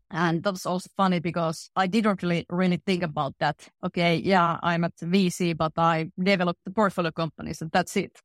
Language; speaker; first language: English; non-native, fluent; Finnish